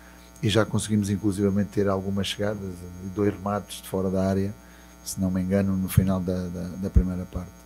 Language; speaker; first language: Portuguese; native; Portuguese